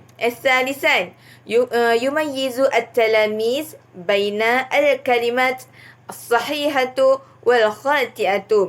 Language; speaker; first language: Arabic; non-native, learner; Malay